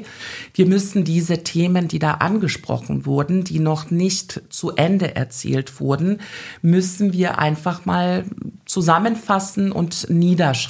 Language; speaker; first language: German; early bilingual, other home language; Bosnian